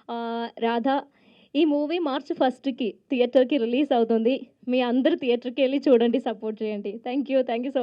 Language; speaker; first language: Telugu; non-native, local second language; Malayalam